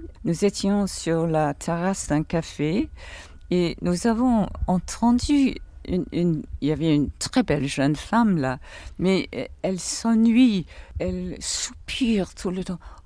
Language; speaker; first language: French; non-native, fluent; English